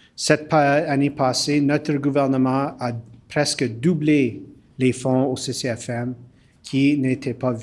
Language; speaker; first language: French; early bilingual, heritage; French